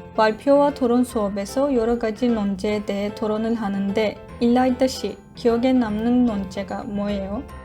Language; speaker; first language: Korean; non-native, learner; Turkish